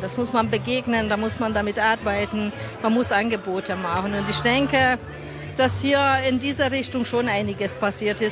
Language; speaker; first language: German; non-native, fluent; Hungarian